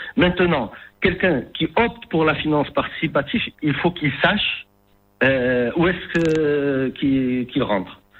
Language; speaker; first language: French; non-native, local second language; Arabic